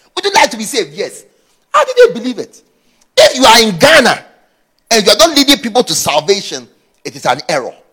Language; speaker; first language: English; non-native, local second language; Akan